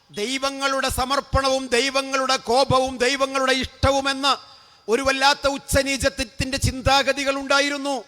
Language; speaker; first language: Malayalam; native; Malayalam